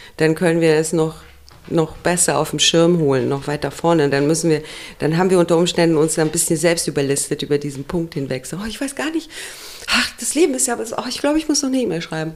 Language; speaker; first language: German; early bilingual, other home language; Romanian